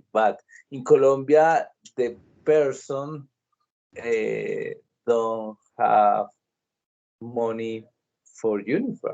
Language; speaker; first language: English; non-native, learner; Spanish